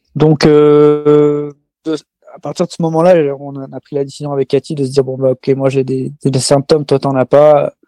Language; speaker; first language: French; native; French